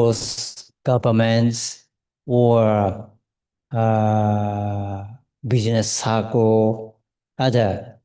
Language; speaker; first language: English; non-native, learner; Japanese